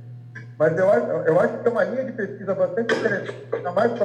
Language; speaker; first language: Portuguese; native; Portuguese